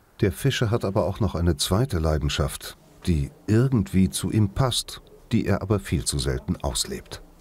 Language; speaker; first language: German; native; German